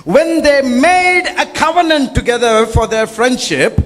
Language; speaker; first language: English; non-native, local second language; Tamil